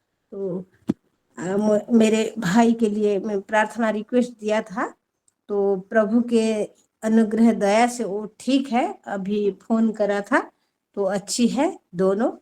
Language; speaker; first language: Hindi; non-native, local second language; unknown